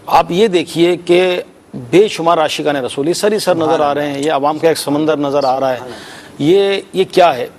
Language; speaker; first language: Urdu; native; Urdu